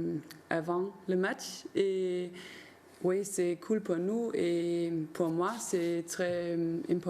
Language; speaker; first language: French; non-native, learner; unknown